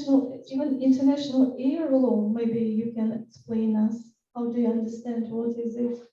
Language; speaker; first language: English; non-native, fluent; Russian